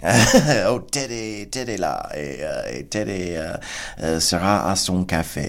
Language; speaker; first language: French; non-native, fluent; English